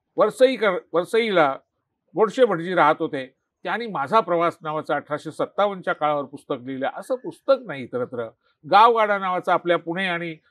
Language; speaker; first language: Marathi; native; Marathi